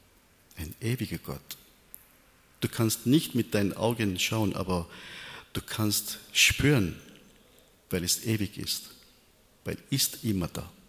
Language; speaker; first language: German; non-native, learner; Persian